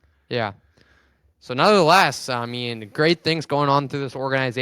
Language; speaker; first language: English; native; English